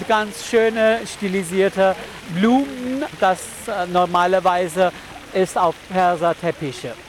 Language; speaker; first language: German; non-native, learner; Persian